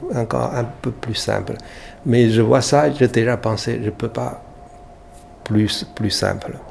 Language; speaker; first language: French; non-native, learner; Chinese